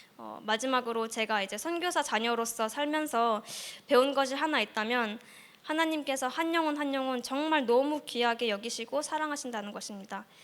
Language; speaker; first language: Korean; early bilingual, heritage; Korean